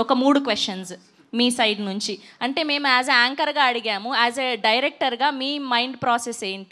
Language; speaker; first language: Telugu; native; Telugu